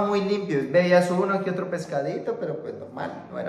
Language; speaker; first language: Spanish; native; Spanish